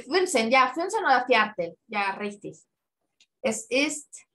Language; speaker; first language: German; non-native, fluent; Spanish